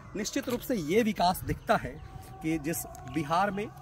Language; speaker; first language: Hindi; native; Hindi